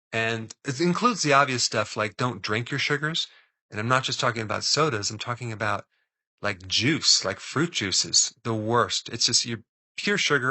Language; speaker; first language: English; native; English